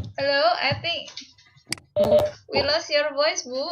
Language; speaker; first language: English; non-native, fluent; Indonesian